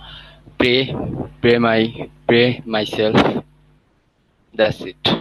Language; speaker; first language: English; non-native, learner; Bangla